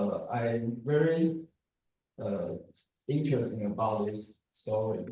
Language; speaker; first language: English; non-native, learner; Chinese